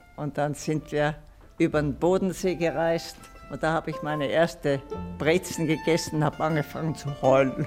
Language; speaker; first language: German; non-native, fluent; Italian